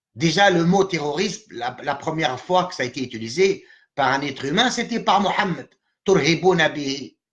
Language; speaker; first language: French; non-native, local second language; Arabic